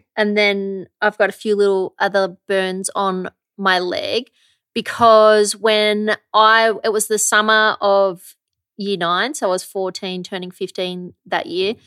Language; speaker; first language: English; native; English